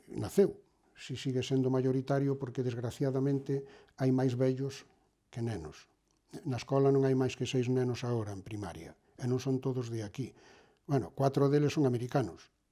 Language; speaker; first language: Galician; native; Galician